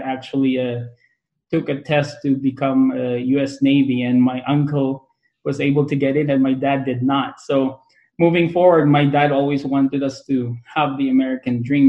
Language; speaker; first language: English; non-native, local second language; Pangasinan